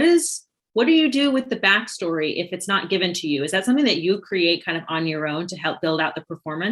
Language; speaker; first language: English; native; English